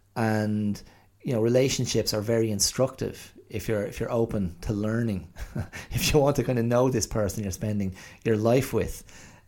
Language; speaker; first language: English; native; English